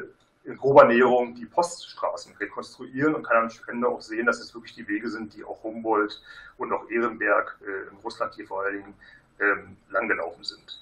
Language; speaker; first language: German; native; German